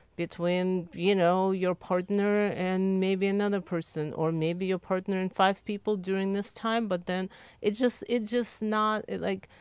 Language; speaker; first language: English; non-native, fluent; Lithuanian